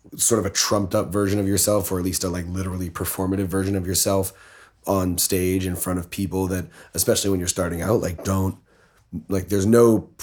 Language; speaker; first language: English; native; English